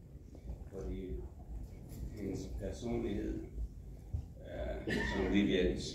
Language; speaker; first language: Danish; non-native, fluent; English